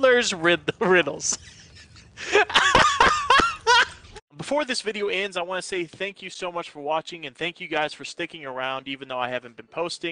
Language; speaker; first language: English; native; English